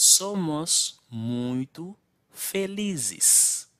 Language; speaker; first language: Portuguese; non-native, fluent; Haitian Creole